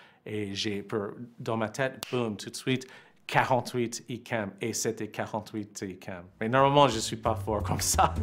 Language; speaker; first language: French; non-native, fluent; English